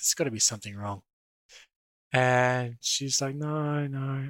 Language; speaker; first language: English; native; English